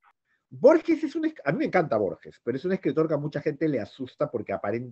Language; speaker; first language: Spanish; native; Spanish